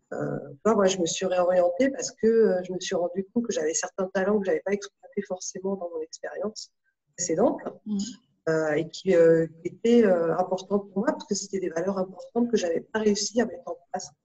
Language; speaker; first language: French; native; French